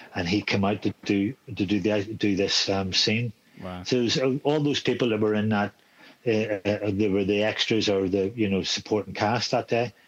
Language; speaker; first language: English; native; English